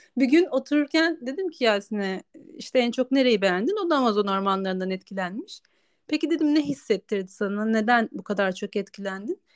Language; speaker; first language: Turkish; native; Turkish